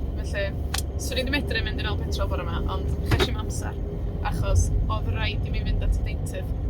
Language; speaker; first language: Welsh; non-native, learner; Spanish